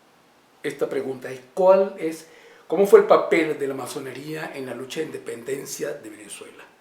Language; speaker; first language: Spanish; native; Spanish